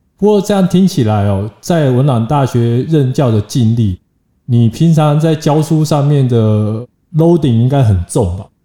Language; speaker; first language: Chinese; native; Chinese